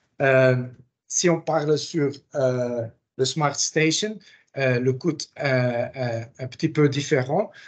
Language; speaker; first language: French; non-native, local second language; Dutch